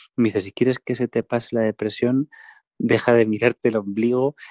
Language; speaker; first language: Spanish; native; Spanish